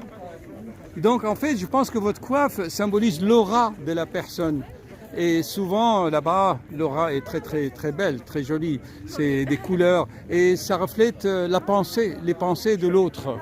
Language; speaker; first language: French; non-native, fluent; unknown